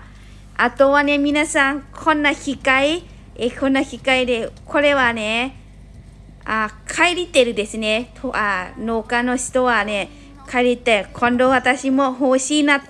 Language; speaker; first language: Japanese; non-native, learner; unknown